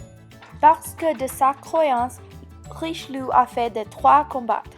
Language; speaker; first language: French; non-native, learner; English